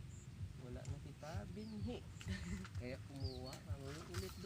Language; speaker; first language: Filipino; native; Filipino